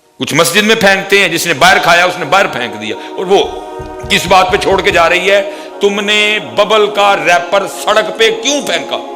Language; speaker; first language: Urdu; non-native, local second language; Punjabi